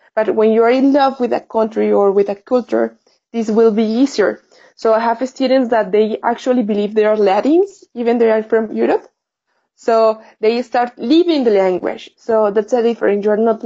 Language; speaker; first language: English; non-native, learner; Spanish